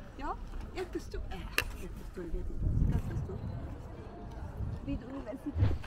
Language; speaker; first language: Swedish; non-native, learner; Russian